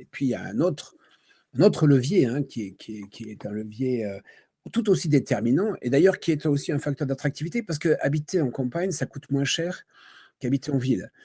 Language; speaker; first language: French; native; French